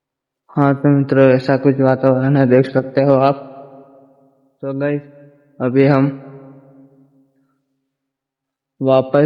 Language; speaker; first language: Hindi; non-native, local second language; Gujarati